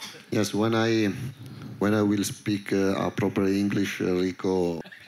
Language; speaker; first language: English; non-native, learner; Italian